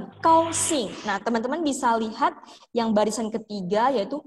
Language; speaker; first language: Indonesian; native; Indonesian